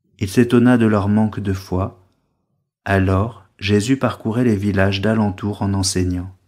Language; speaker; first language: French; native; French